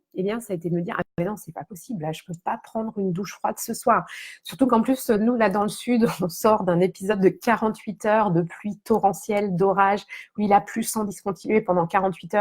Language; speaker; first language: French; native; French